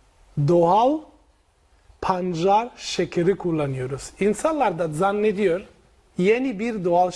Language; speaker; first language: Turkish; non-native, learner; Italian